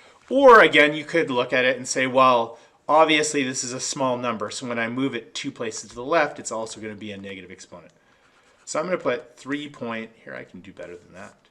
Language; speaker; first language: English; native; English